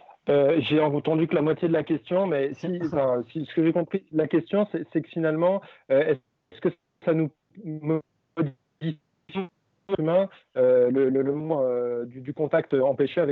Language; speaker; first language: French; native; French